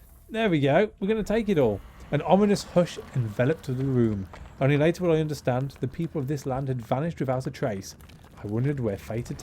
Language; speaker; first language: English; native; English